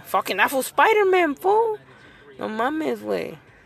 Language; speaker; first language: English; early bilingual, other home language; Spanish